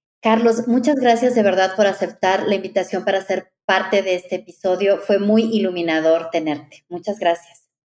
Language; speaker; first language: Spanish; native; Spanish